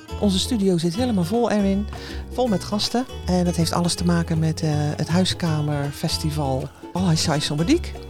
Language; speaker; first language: Dutch; native; Dutch